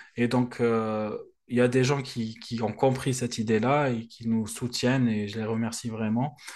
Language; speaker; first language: French; non-native, local second language; Arabic